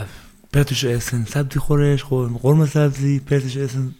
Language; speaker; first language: German; non-native, learner; Baluchi